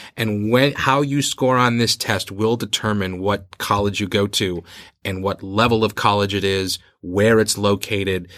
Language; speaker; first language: English; native; English